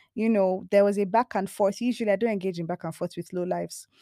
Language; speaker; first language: English; non-native, local second language; Yoruba